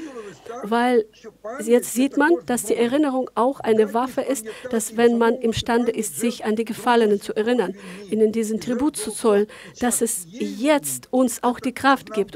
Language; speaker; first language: German; non-native, fluent; Ukrainian